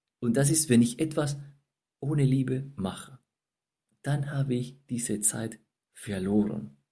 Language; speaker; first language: German; non-native, fluent; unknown